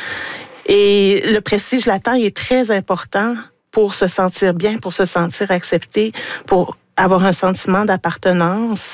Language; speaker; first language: French; native; French